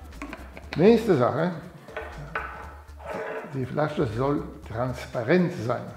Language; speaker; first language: German; non-native, fluent; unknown